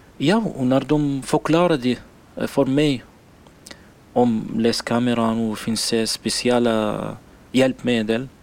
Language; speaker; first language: Swedish; non-native, learner; Arabic